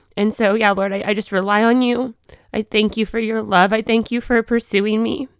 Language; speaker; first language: English; native; English